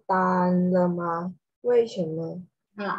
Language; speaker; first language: Chinese; non-native, learner; Thai